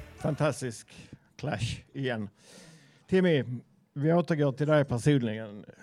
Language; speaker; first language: Swedish; native; Swedish